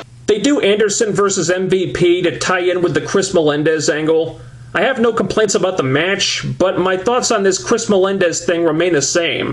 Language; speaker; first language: English; native; English